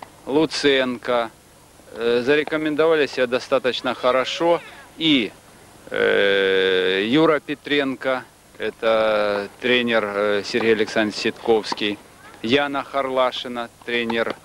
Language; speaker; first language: Russian; native; Russian